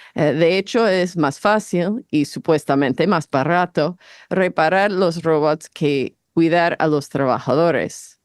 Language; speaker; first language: Spanish; non-native, fluent; English